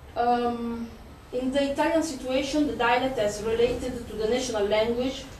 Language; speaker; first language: English; non-native, fluent; Italian